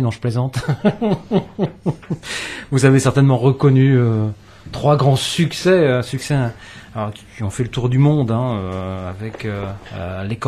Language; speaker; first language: French; native; French